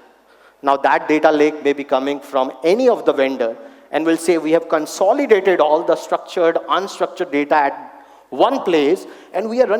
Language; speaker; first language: English; non-native, local second language; Hindi